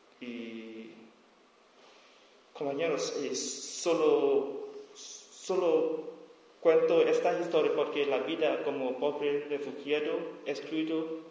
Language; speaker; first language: Spanish; non-native, learner; S'gaw Karen